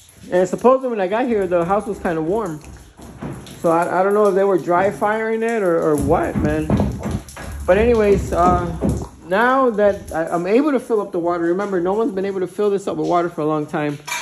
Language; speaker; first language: English; early bilingual, other home language; Spanish